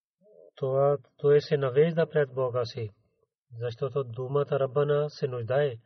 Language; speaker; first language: Bulgarian; non-native, learner; Urdu